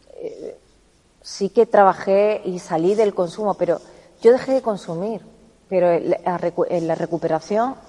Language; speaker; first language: Spanish; native; Spanish